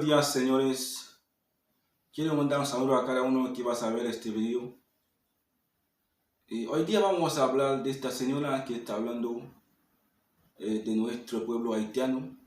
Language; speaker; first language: Spanish; non-native, fluent; Haitian Creole